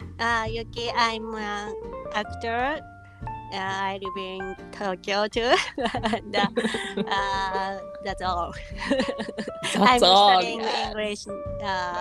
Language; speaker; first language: English; non-native, learner; Japanese